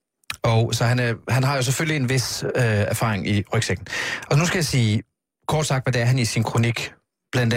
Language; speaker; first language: Danish; native; Danish